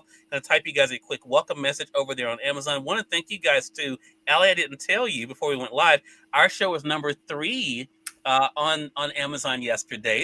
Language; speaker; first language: English; native; English